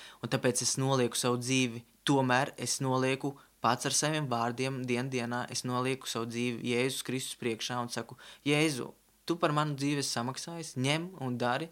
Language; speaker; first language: Latvian; non-native, local second language; Russian